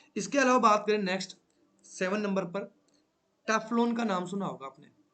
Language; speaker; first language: Hindi; native; Hindi